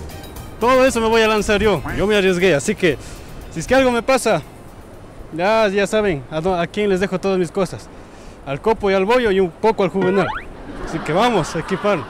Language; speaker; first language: Spanish; native; Spanish